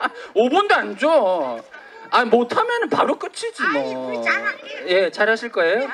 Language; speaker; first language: Korean; native; Korean